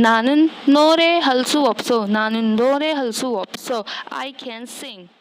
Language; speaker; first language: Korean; non-native, learner; Hindi